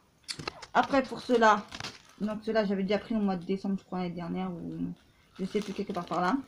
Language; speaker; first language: French; native; French